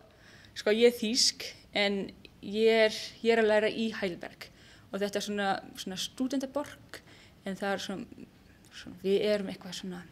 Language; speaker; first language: Icelandic; non-native, learner; German